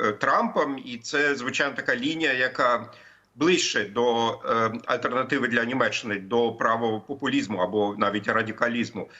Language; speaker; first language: Ukrainian; non-native, fluent; German